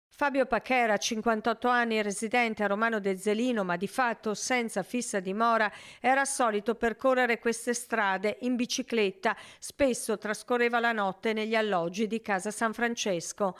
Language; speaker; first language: Italian; native; Italian